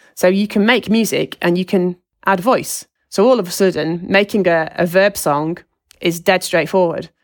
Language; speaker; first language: English; native; English